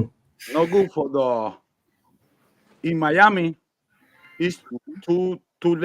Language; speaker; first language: English; non-native, learner; Spanish